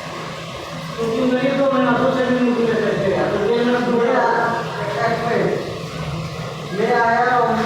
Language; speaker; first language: Hindi; non-native, learner; Bangla